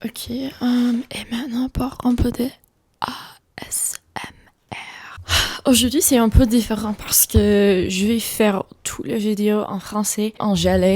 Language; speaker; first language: French; non-native, learner; English